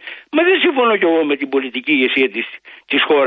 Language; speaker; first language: Greek; native; Greek